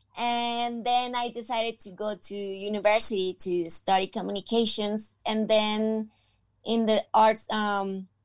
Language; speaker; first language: English; non-native, fluent; Spanish